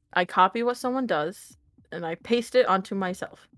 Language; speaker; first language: English; native; English